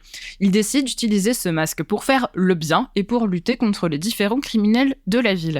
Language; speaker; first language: French; native; French